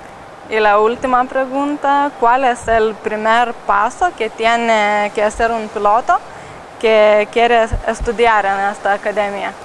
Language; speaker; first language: Spanish; non-native, learner; Lithuanian